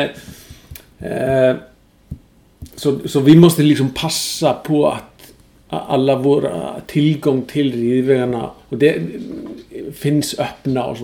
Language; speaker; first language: Swedish; non-native, fluent; Icelandic